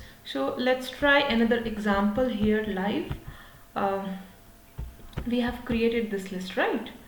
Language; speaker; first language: English; non-native, local second language; Hindi